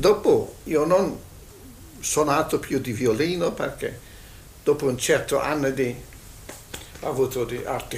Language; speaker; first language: Italian; non-native, learner; Hungarian